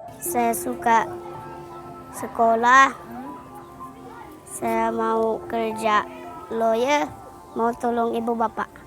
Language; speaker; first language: Indonesian; non-native, local second language; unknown